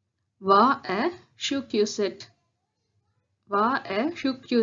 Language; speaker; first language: Swedish; non-native, learner; Tamil